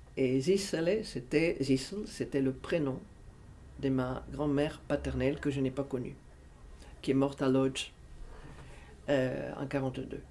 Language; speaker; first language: French; non-native, fluent; Spanish